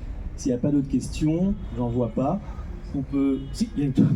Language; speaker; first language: French; native; French